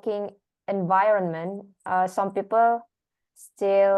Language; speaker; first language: English; non-native, learner; Indonesian